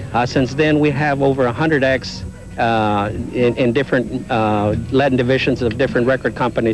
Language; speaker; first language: English; early bilingual, other home language; Spanish